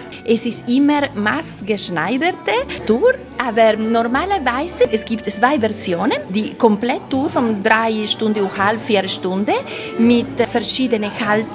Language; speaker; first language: German; non-native, learner; Italian